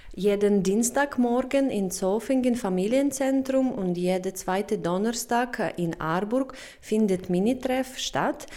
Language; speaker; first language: German; non-native, learner; Russian